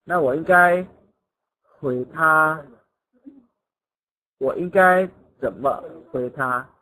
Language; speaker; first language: Chinese; non-native, fluent; Indonesian